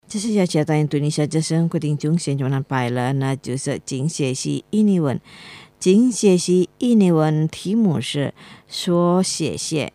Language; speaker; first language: Chinese; non-native, learner; Indonesian